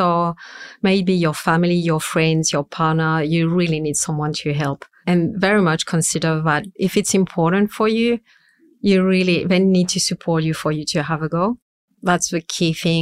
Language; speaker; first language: English; non-native, fluent; French